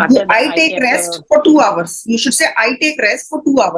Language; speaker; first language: English; non-native, fluent; Hindi